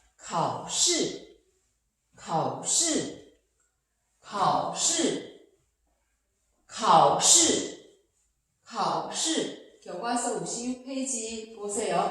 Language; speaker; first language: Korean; non-native, fluent; Chinese